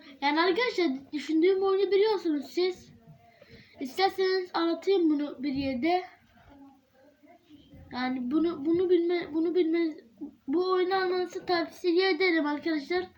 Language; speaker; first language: Turkish; early bilingual, heritage; Turkish